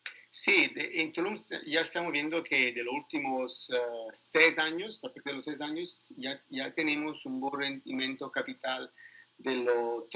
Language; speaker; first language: Spanish; non-native, learner; Italian